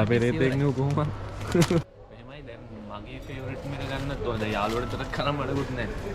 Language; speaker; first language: Sinhala; native; Sinhala